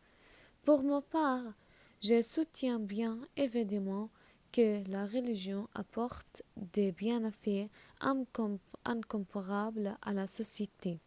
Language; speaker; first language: French; non-native, learner; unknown